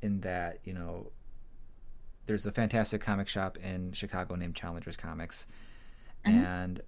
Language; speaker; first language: English; native; English